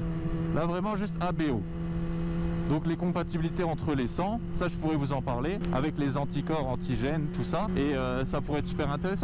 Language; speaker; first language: French; native; French